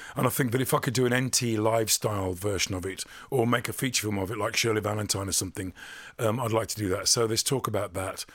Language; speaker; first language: English; native; English